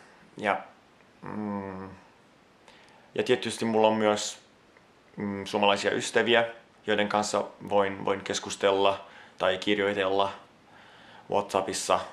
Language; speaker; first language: Finnish; non-native, fluent; Italian